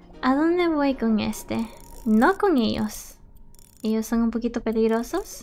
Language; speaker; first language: Spanish; non-native, learner; English